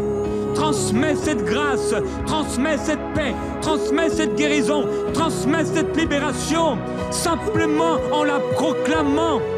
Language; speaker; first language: French; native; French